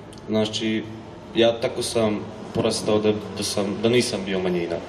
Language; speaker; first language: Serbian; non-native, local second language; Hungarian